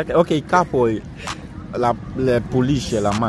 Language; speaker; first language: Italian; non-native, fluent; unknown